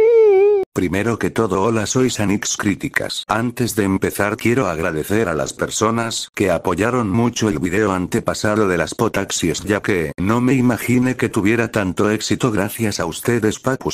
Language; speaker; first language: Spanish; native; Spanish